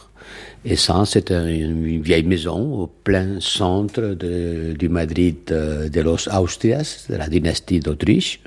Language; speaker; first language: French; non-native, fluent; Catalan